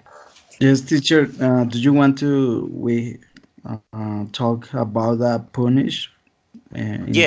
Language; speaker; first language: English; non-native, learner; Spanish